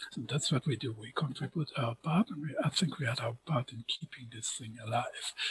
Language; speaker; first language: English; non-native, fluent; German